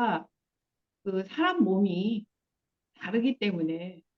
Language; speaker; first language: Korean; native; Korean